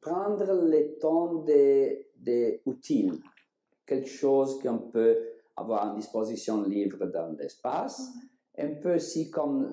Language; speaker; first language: French; non-native, learner; Italian